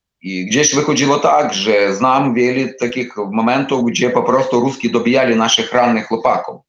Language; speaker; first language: Polish; non-native, learner; Ukrainian